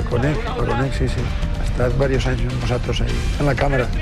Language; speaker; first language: Catalan; native; Catalan